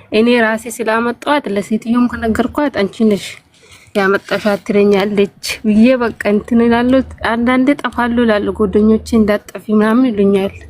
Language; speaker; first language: Amharic; non-native, local second language; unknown